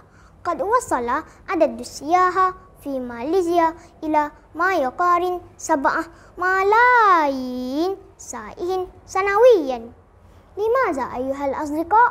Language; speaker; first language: Arabic; non-native, learner; Malay